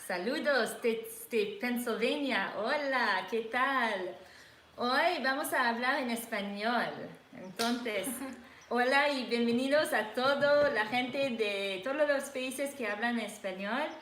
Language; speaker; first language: Spanish; non-native, learner; English